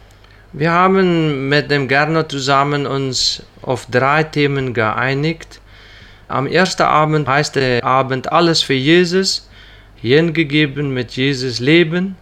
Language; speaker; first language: German; non-native, local second language; Plautdietsch